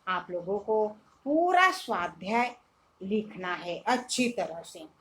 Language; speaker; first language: Hindi; non-native, local second language; Marathi